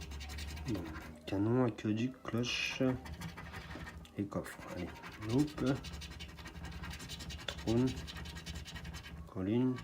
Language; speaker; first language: French; native; French